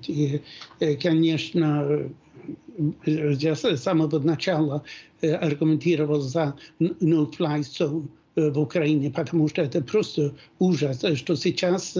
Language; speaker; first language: Russian; non-native, fluent; Swedish